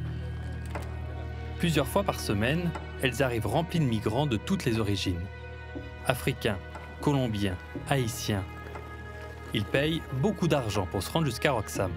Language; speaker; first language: French; native; French